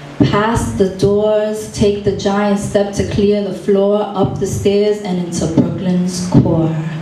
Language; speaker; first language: English; early bilingual, other home language; Spanish